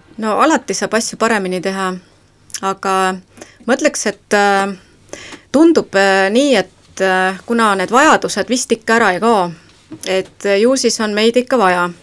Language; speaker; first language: Estonian; native; Estonian